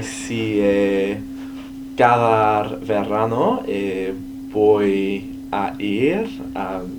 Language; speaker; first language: Spanish; non-native, learner; English